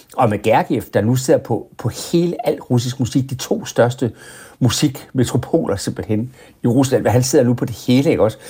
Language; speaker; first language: Danish; native; Danish